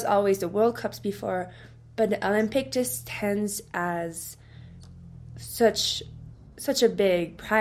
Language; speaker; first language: English; non-native, fluent; French